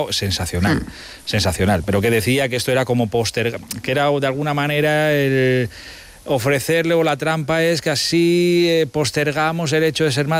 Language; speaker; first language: Spanish; native; Spanish